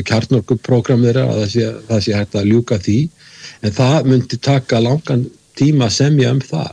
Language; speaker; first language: Icelandic; native; Icelandic